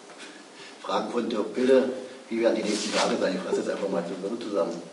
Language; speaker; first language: German; native; German